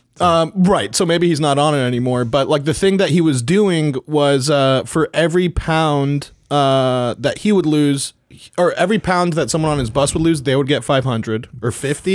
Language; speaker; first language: English; native; English